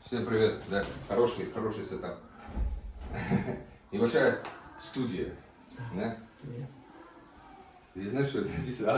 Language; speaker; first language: Russian; early bilingual, heritage; Russian